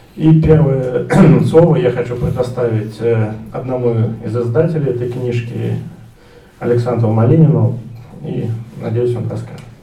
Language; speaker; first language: Russian; native; Russian